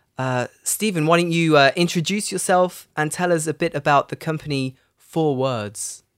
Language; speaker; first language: English; native; English